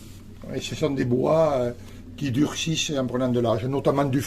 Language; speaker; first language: French; native; French